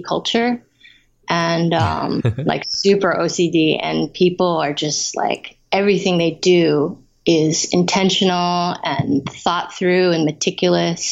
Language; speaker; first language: English; native; English